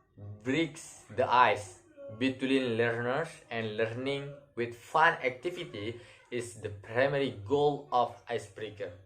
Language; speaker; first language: English; non-native, learner; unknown